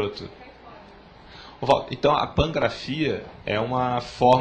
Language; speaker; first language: Portuguese; native; Portuguese